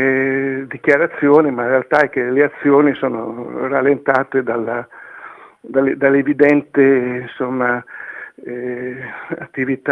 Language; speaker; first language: Italian; native; Italian